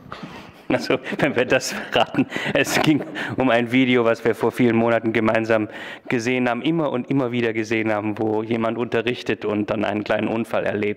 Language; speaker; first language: German; native; German